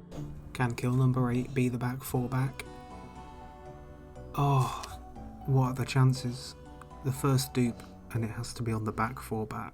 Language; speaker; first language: English; native; English